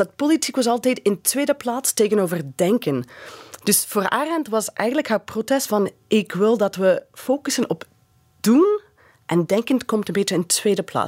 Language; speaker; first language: Dutch; non-native, fluent; English